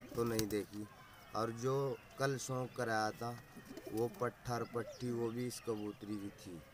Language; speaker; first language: Hindi; native; Hindi